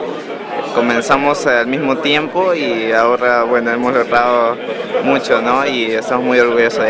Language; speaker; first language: Spanish; native; Spanish